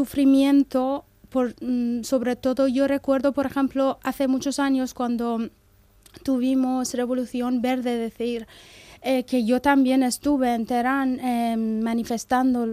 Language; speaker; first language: Spanish; non-native, fluent; Persian